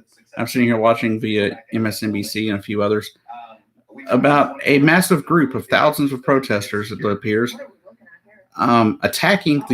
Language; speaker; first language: English; native; English